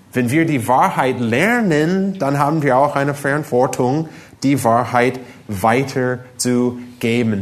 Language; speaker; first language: German; non-native, fluent; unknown